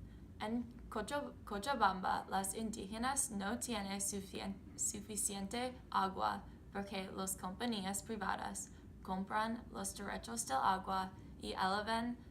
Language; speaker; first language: Spanish; non-native, learner; English